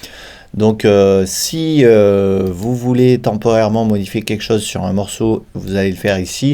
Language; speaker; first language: French; native; French